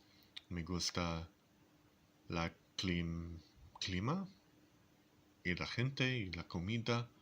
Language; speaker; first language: Spanish; non-native, learner; English